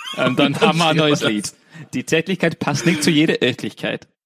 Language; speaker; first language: German; non-native, fluent; English